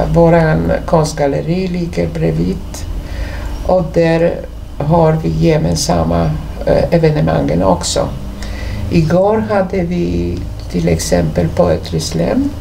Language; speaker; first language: Swedish; non-native, fluent; Polish